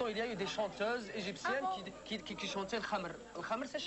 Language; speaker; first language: French; non-native, local second language; Arabic